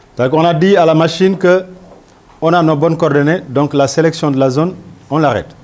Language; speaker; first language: French; non-native, local second language; Wolof